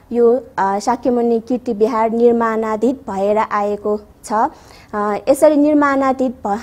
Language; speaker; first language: Nepali; non-native, local second language; Newari